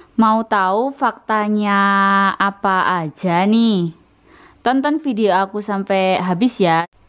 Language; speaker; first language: Indonesian; native; Indonesian